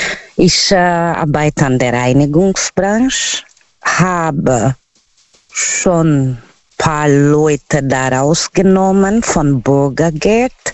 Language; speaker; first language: German; non-native, learner; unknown